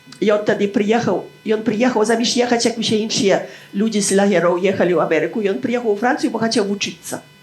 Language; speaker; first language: Belarusian; native; Belarusian